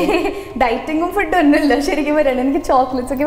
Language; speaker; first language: Malayalam; non-native, local second language; Hindi